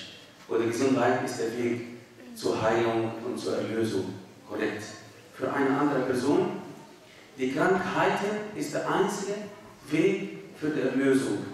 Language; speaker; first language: German; non-native, fluent; Arabic